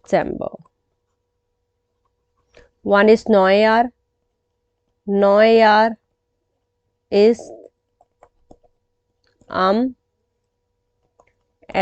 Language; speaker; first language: German; non-native, fluent; Hindi